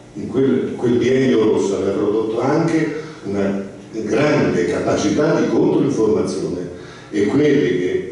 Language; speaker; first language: Italian; native; Italian